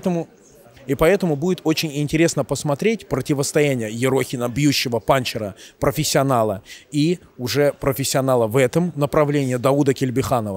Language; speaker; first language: Russian; native; Russian